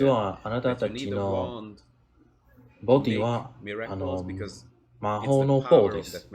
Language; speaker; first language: Japanese; non-native, learner; English